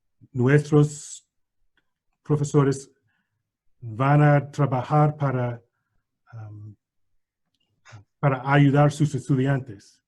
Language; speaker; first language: Spanish; non-native, learner; English